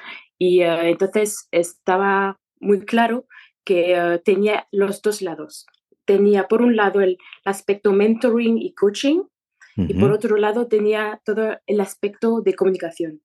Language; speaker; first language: Spanish; non-native, fluent; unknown